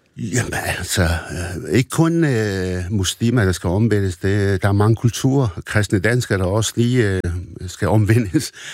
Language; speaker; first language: Danish; early bilingual, other home language; Arabic